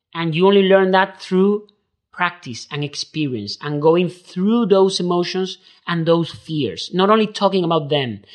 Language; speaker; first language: English; non-native, fluent; Spanish